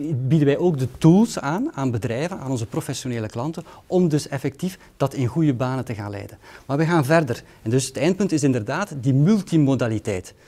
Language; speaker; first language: Dutch; native; Dutch